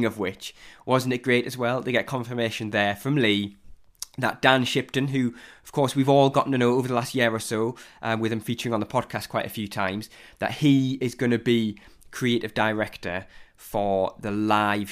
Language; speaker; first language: English; native; English